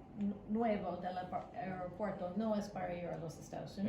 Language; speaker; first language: Spanish; non-native, fluent; English